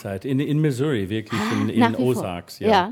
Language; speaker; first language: German; non-native, learner; English